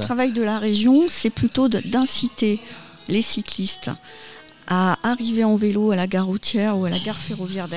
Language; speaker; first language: French; native; French